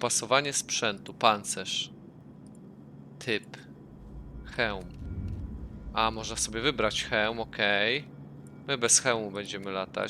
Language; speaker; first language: Polish; native; Polish